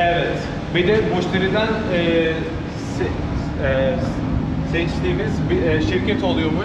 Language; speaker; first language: Turkish; non-native, learner; Bangla